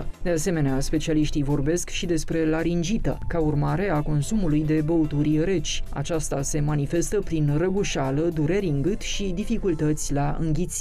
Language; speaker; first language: Romanian; native; Romanian